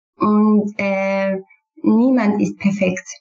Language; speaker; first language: German; non-native, learner; Kurdish